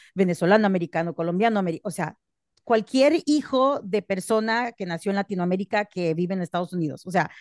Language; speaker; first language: Spanish; early bilingual, heritage; Spanish